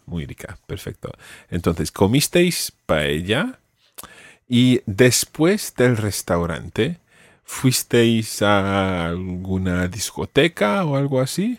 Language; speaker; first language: Spanish; non-native, fluent; English